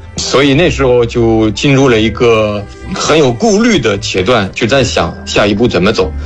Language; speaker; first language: Chinese; non-native, fluent; French